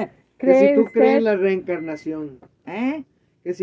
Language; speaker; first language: Spanish; native; Spanish